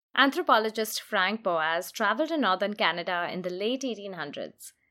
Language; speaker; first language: English; non-native, local second language; Hindi